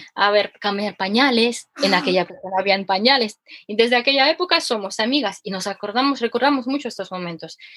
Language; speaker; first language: Spanish; non-native, fluent; Ukrainian